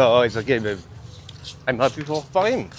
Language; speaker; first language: English; non-native, learner; French